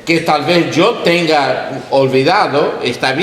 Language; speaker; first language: Spanish; non-native, learner; English